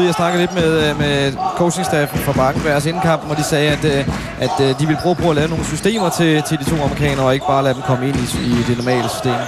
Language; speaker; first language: Danish; native; Danish